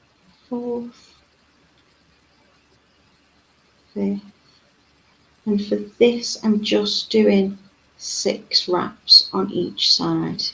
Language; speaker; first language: English; native; English